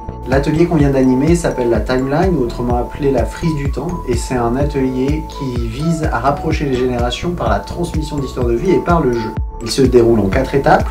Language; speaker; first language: French; native; French